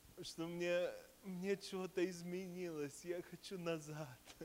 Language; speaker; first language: Russian; early bilingual, heritage; Russian